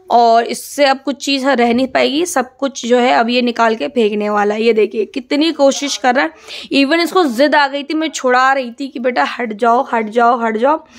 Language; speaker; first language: Hindi; non-native, local second language; Assamese